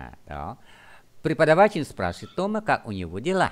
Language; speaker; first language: Russian; non-native, fluent; Vietnamese